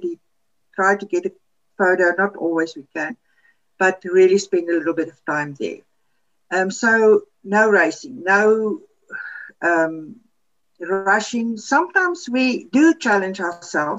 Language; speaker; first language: English; non-native, local second language; Afrikaans